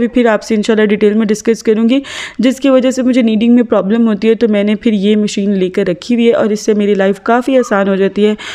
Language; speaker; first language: Urdu; native; Urdu